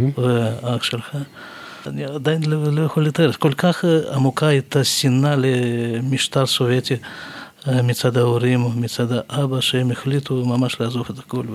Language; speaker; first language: Hebrew; non-native, fluent; Russian